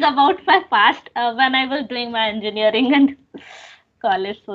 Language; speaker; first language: English; non-native, local second language; Hindi